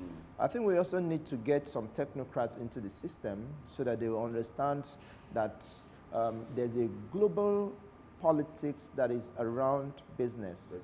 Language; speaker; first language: English; non-native, local second language; Igbo